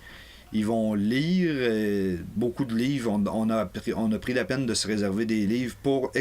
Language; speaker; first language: French; native; French